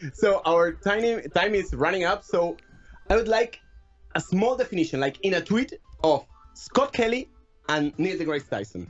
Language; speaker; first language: English; non-native, fluent; Spanish